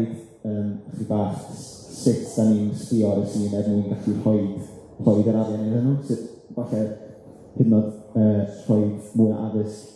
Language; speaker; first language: Welsh; native; Welsh